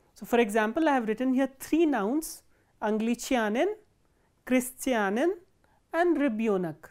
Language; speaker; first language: English; non-native, local second language; Hindi